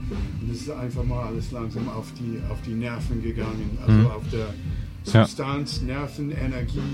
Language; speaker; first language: German; non-native, fluent; English